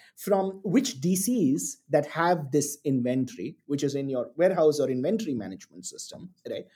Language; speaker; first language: English; non-native, local second language; Tamil